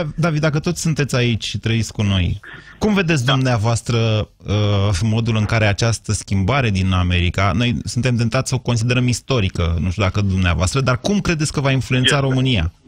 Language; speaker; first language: Romanian; native; Romanian